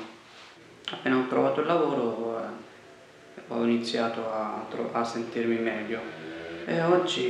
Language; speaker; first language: Italian; non-native, fluent; Arabic